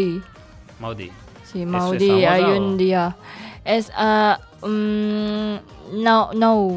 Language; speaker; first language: Catalan; non-native, learner; Indonesian